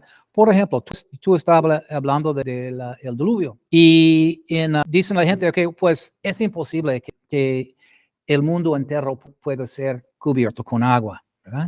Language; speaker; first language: Spanish; non-native, fluent; English